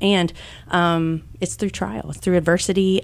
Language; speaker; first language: English; native; English